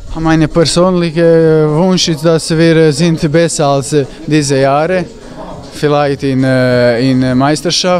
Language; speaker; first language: German; non-native, learner; Croatian